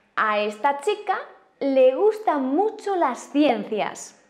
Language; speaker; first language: Spanish; native; Spanish